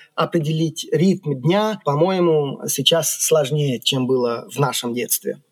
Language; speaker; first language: Russian; non-native, fluent; Hungarian